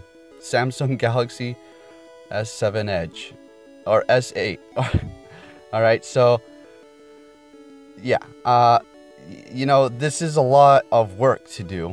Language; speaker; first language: English; native; English